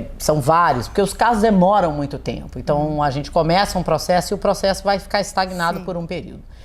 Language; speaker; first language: Portuguese; native; Portuguese